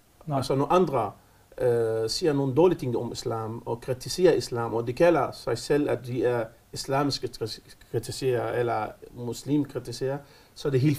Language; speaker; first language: Danish; non-native, fluent; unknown